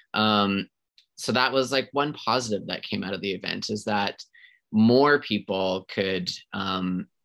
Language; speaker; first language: English; native; English